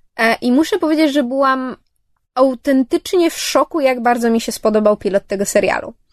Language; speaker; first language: Polish; early bilingual, heritage; English